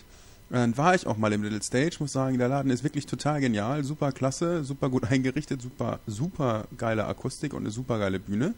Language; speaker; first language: German; native; German